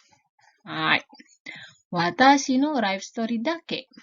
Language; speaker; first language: Japanese; non-native, fluent; Indonesian